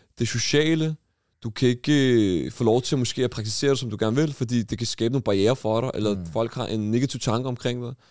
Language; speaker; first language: Danish; early bilingual, other home language; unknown